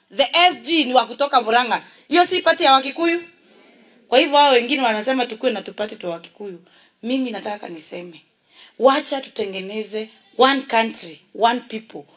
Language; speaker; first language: Swahili; non-native, local second language; Kikuyu